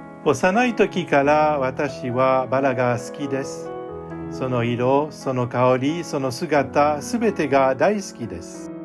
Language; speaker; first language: Japanese; non-native, learner; French